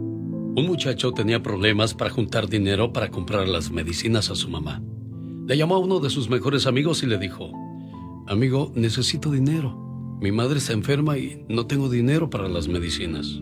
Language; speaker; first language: Spanish; native; Spanish